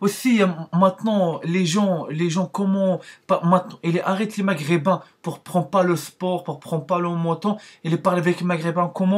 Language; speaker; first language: French; non-native, learner; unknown